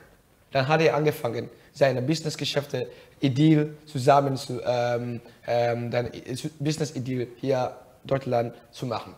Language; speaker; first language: German; non-native, fluent; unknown